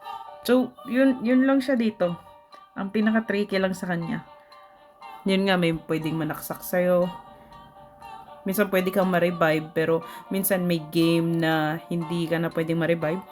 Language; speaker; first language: Filipino; native; Filipino